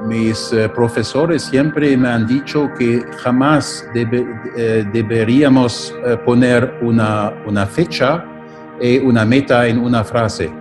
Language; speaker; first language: Spanish; non-native, fluent; German